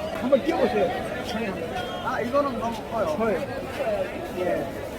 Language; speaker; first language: Korean; non-native, learner; Bangla